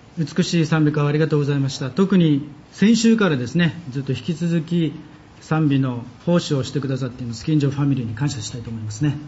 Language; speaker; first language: Japanese; native; Japanese